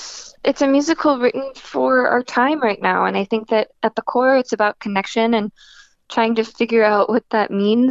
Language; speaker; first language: English; native; English